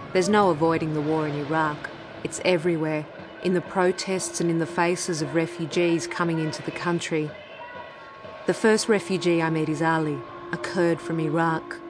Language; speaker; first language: English; early bilingual, other home language; Greek